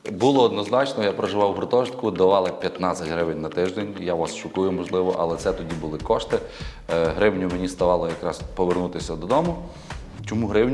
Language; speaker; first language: Ukrainian; native; Ukrainian